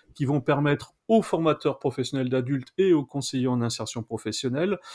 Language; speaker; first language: French; native; French